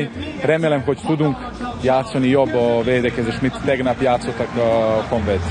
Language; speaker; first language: Hungarian; non-native, learner; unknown